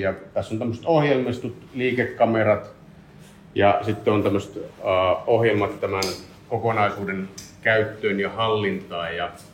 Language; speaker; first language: Finnish; native; Finnish